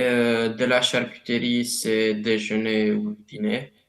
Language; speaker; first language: French; non-native, learner; Romanian